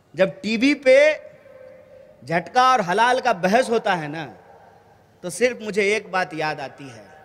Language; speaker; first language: Hindi; native; Hindi